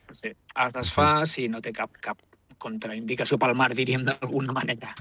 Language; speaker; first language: Catalan; non-native, local second language; Spanish